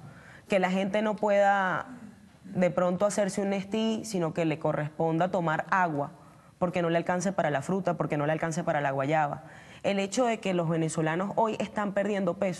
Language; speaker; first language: Spanish; native; Spanish